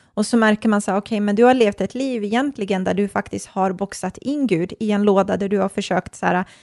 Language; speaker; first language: Swedish; early bilingual, other home language; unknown